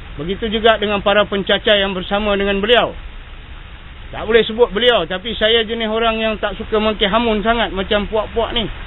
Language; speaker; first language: Malay; native; Malay